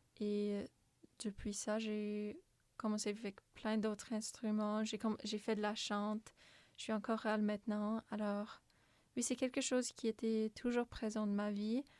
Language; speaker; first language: French; non-native, local second language; English